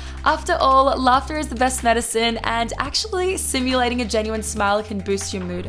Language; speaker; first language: English; native; English